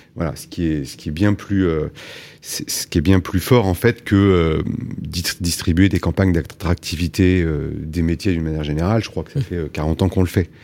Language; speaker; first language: French; native; French